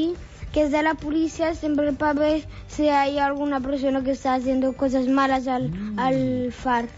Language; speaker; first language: Catalan; non-native, learner; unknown